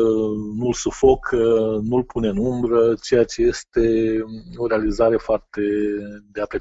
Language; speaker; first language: Romanian; native; Romanian